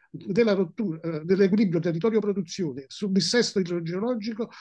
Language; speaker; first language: Italian; native; Italian